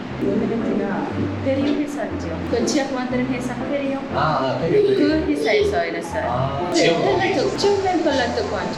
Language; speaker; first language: Korean; non-native, fluent; Sinhala